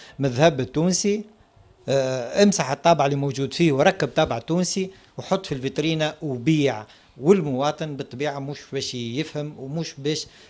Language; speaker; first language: Arabic; native; Arabic